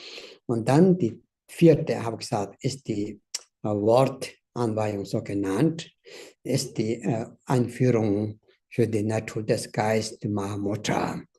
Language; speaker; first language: German; non-native, learner; Tibetan